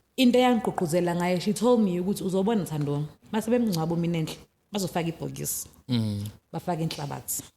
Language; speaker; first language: Zulu; native; Zulu